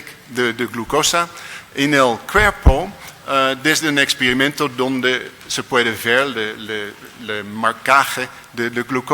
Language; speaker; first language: Spanish; non-native, learner; Dutch